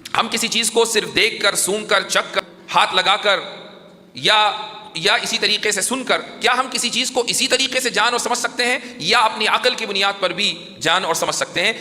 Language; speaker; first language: Urdu; native; Urdu